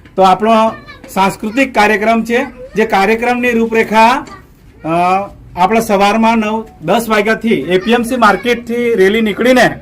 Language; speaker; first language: Gujarati; non-native, local second language; Bhili